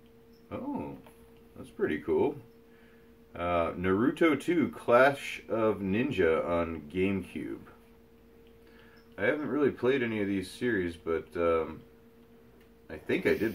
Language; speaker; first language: English; native; English